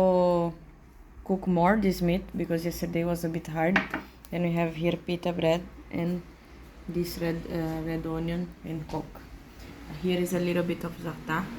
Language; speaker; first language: English; non-native, learner; Portuguese